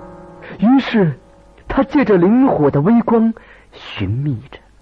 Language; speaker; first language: Chinese; native; Chinese